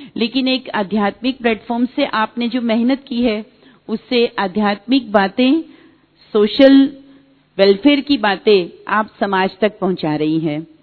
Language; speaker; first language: Hindi; native; Hindi